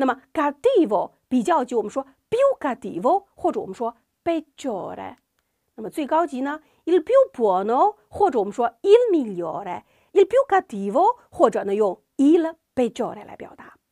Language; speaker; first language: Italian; non-native, learner; Chinese